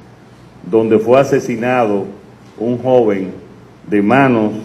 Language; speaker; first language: Spanish; native; Spanish